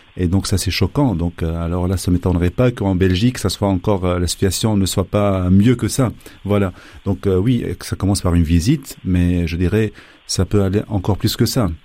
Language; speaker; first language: French; non-native, local second language; Arabic